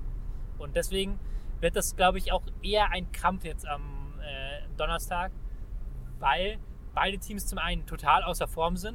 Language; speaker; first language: German; native; German